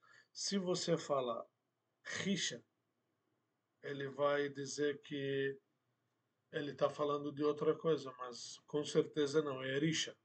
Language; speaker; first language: Portuguese; non-native, fluent; Arabic